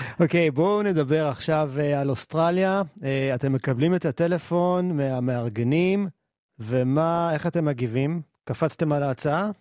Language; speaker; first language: Hebrew; native; Hebrew